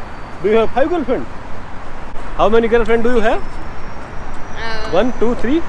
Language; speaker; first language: English; non-native, learner; Hindi